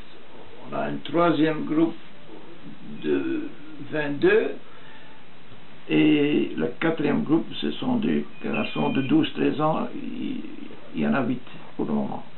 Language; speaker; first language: French; non-native, fluent; Dutch